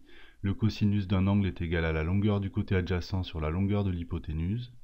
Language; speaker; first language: French; native; French